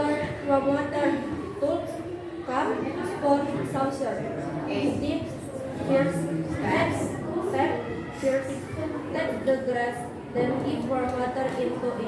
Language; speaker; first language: English; non-native, learner; Indonesian